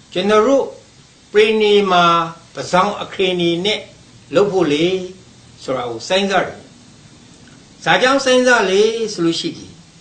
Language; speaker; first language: Burmese; native; Burmese